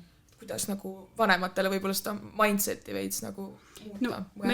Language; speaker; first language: Estonian; native; Estonian